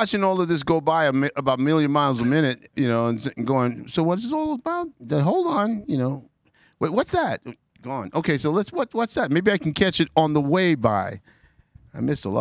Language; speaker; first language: English; native; English